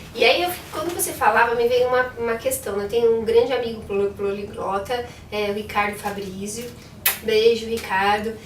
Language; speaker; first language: Portuguese; native; Portuguese